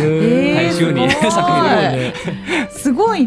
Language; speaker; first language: Japanese; native; Japanese